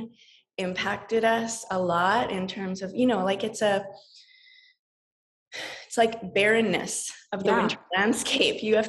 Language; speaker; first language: English; native; English